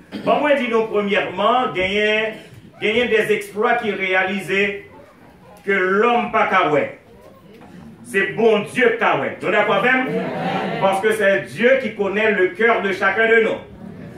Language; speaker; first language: French; native; French